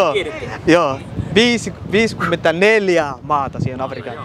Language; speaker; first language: Finnish; non-native, learner; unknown